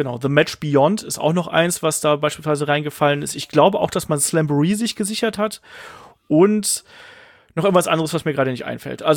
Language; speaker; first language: German; native; German